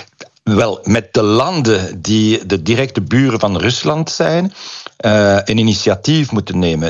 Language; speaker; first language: Dutch; non-native, local second language; French